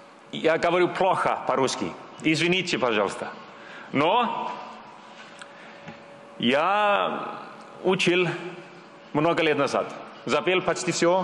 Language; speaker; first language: Russian; non-native, learner; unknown